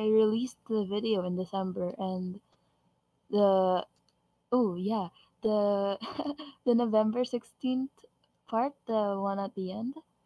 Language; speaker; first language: English; non-native, local second language; Filipino